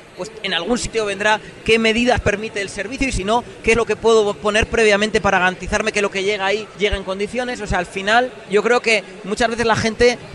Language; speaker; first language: Spanish; native; Spanish